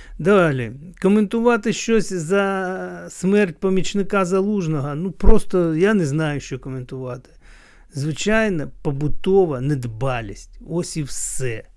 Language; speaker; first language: Ukrainian; non-native, local second language; Russian